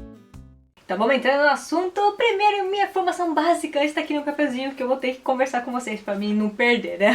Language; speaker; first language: Portuguese; early bilingual, heritage; Portuguese